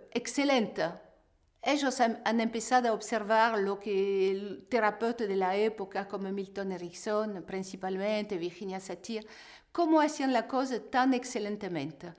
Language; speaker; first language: Spanish; non-native, fluent; French